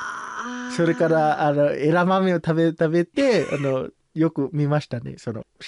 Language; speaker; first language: Japanese; non-native, learner; Samoan